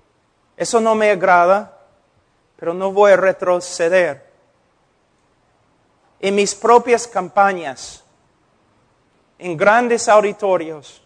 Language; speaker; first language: Spanish; non-native, fluent; English